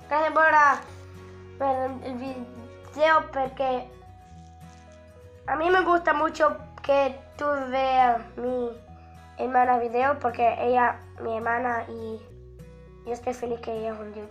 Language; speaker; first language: Spanish; early bilingual, heritage; Spanish